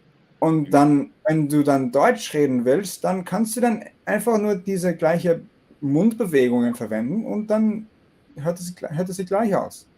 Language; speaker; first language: German; non-native, fluent; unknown